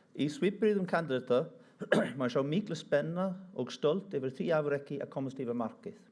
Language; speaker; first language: Icelandic; non-native, fluent; English